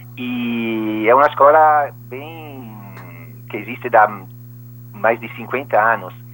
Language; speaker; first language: Portuguese; non-native, fluent; Italian